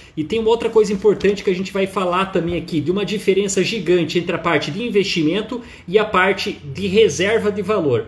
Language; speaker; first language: Portuguese; native; Portuguese